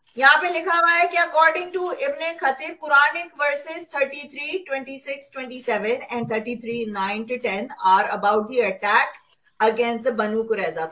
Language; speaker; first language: Urdu; native; Urdu